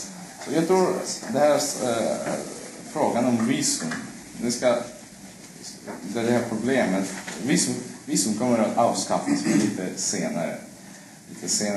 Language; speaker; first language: Swedish; non-native, fluent; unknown